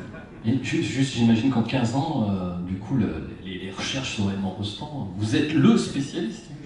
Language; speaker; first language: French; native; French